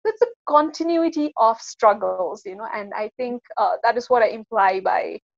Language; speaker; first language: English; non-native, local second language; Nepali